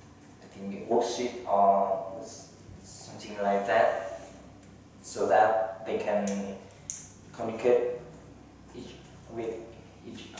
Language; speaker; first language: English; non-native, learner; Vietnamese